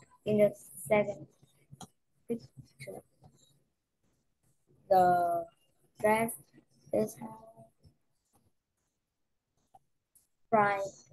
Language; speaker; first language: English; non-native, learner; Vietnamese